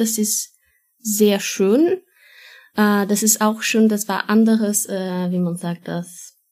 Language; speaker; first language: German; non-native, learner; Portuguese